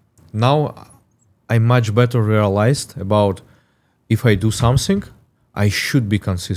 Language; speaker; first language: English; non-native, learner; Russian